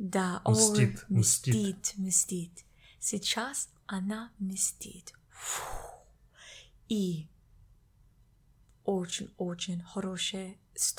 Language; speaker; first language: Russian; non-native, learner; English